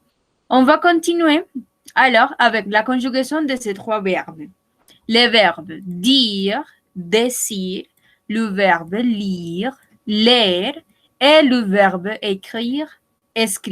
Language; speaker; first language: French; non-native, fluent; Spanish